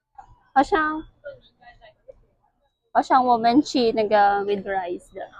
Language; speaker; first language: Chinese; non-native, learner; Filipino